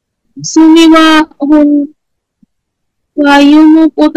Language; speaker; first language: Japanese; non-native, learner; Bangla